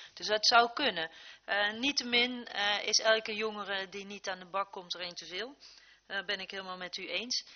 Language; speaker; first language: Dutch; native; Dutch